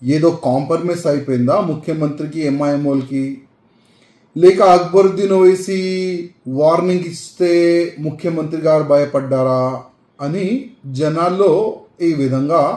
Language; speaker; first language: Telugu; non-native, local second language; Hindi